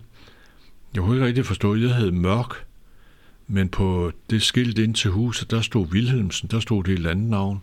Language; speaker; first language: Danish; native; Danish